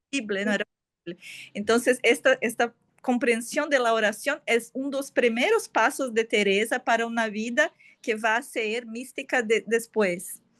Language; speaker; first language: Spanish; non-native, fluent; Portuguese